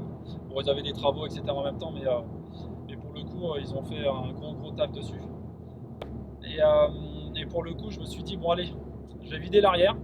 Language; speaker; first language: French; native; French